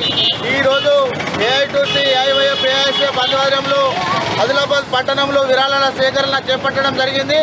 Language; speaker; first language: Telugu; native; Telugu